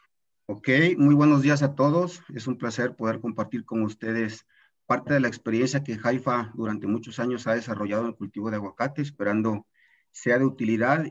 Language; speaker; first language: Spanish; native; Spanish